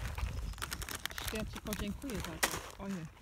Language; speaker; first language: Polish; non-native, fluent; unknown